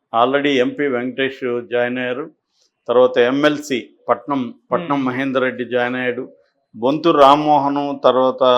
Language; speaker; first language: Telugu; native; Telugu